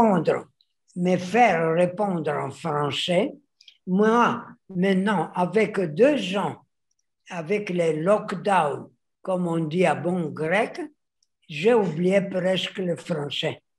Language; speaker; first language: French; non-native, fluent; Greek